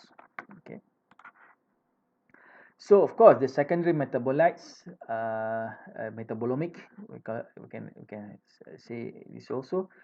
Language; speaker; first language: English; non-native, fluent; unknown